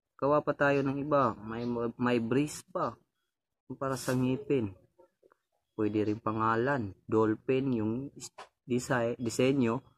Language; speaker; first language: Filipino; non-native, local second language; Cebuano